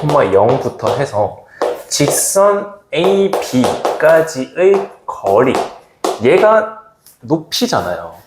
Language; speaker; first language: Korean; native; Korean